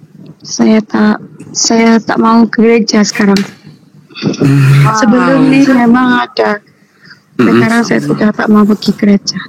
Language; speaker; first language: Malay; non-native, local second language; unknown